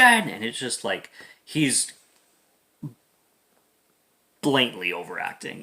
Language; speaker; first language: English; native; English